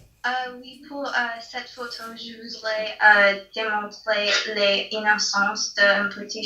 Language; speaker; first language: French; non-native, learner; English